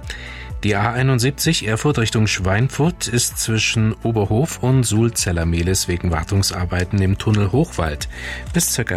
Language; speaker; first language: German; native; German